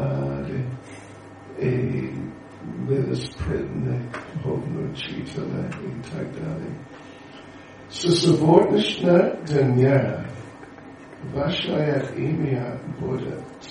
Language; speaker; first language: Russian; non-native, learner; English